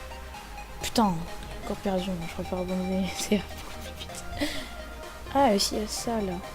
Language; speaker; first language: French; native; French